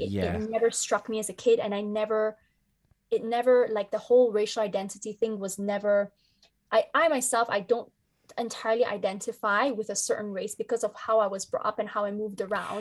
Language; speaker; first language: English; native; English